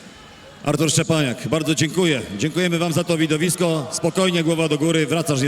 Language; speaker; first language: Polish; native; Polish